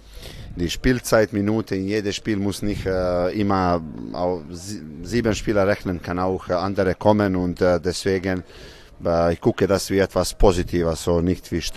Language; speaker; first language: German; non-native, fluent; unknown